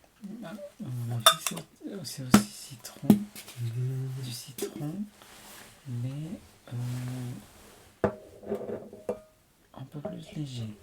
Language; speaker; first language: French; non-native, fluent; Spanish